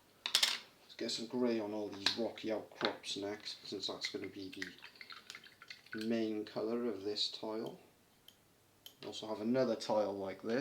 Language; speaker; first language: English; native; English